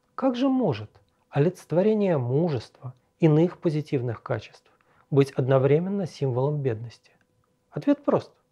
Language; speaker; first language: Russian; native; Russian